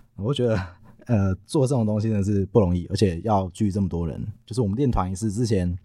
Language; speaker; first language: Chinese; non-native, local second language; Min Nan Chinese